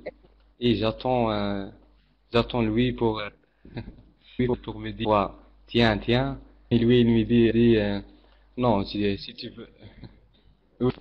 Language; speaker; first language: French; non-native, learner; Arabic